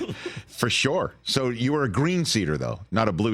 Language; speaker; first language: English; native; English